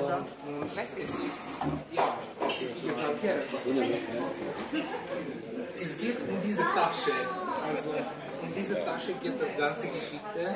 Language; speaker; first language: German; non-native, learner; Hungarian